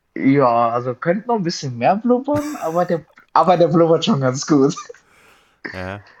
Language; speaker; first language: German; native; German